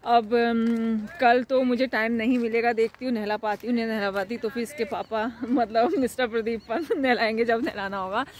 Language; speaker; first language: Hindi; native; Hindi